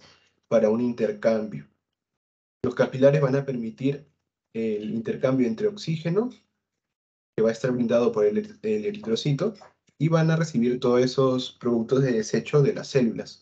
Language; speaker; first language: Spanish; native; Spanish